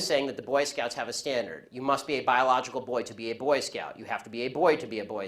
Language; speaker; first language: English; native; English